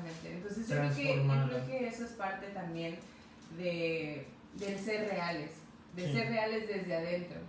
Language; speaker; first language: Spanish; native; Spanish